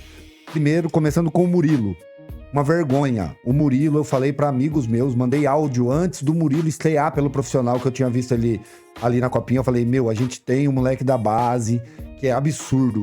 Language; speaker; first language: Portuguese; native; Portuguese